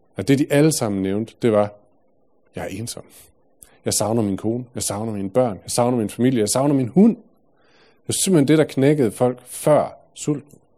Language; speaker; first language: Danish; native; Danish